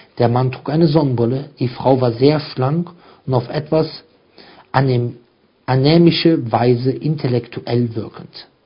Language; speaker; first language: German; native; German